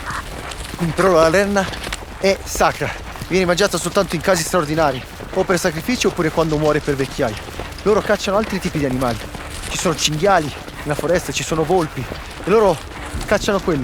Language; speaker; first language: Italian; native; Italian